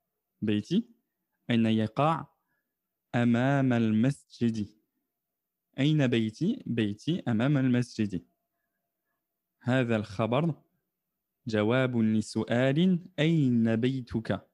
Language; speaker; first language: Arabic; non-native, fluent; French